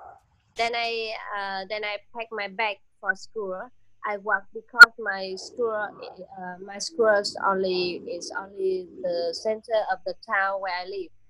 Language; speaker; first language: English; non-native, learner; Vietnamese